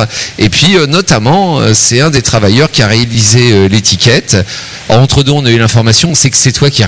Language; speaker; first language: French; native; French